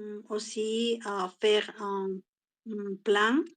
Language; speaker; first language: French; non-native, learner; Spanish